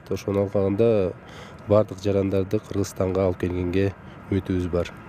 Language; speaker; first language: Kyrgyz; native; Kyrgyz